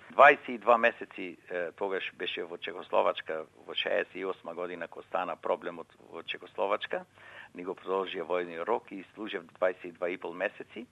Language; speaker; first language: Macedonian; native; Macedonian